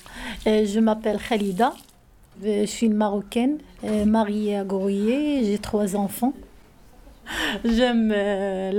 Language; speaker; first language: French; non-native, learner; Arabic